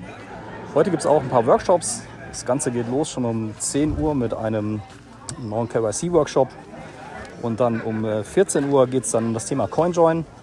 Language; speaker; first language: German; native; German